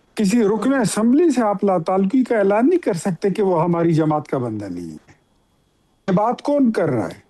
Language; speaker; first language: Urdu; non-native, local second language; Pashto